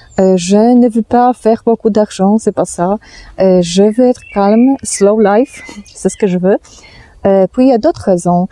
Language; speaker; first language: French; non-native, fluent; Polish